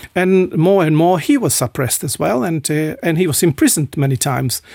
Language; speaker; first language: English; non-native, fluent; Czech